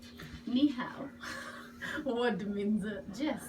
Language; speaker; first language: Chinese; non-native, learner; English